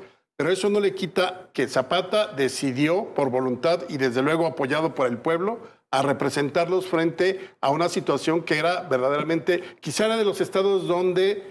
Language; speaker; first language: Spanish; native; Spanish